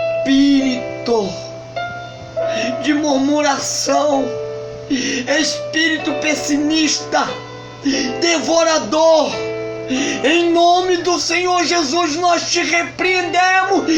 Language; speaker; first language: Portuguese; native; Portuguese